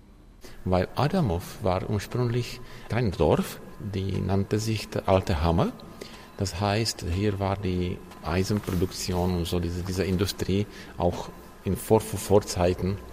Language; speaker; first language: German; non-native, learner; Czech